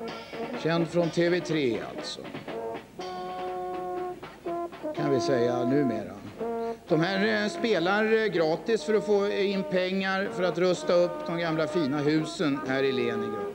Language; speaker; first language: Swedish; native; Swedish